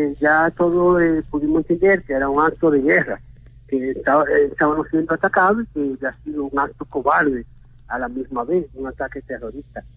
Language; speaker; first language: Spanish; early bilingual, heritage; Spanish